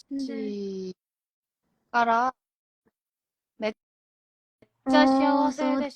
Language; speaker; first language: Japanese; non-native, learner; Korean